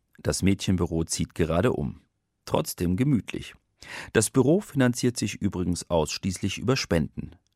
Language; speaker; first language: German; native; German